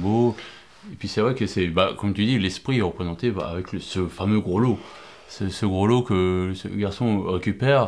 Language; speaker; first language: French; native; French